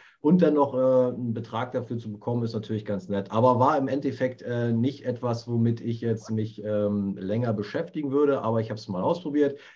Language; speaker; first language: German; native; German